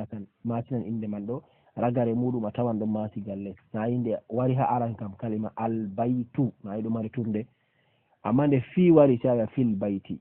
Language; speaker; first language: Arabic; non-native, fluent; Fula